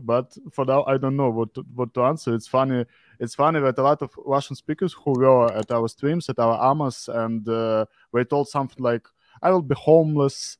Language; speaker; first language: English; non-native, fluent; Russian